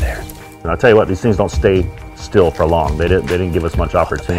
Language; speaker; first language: English; native; English